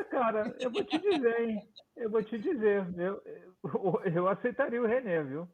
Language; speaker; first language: Portuguese; native; Portuguese